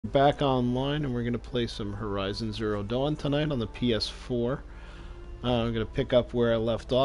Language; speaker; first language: English; native; English